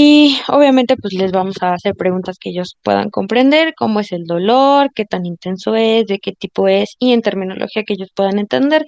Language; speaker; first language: Spanish; native; Spanish